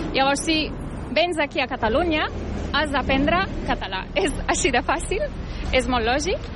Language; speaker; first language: Catalan; non-native, fluent; Turkish